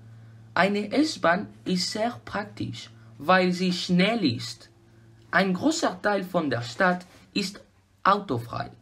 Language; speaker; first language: German; non-native, learner; French